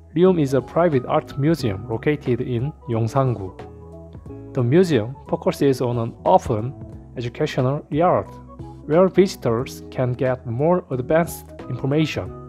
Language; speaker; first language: English; non-native, learner; Korean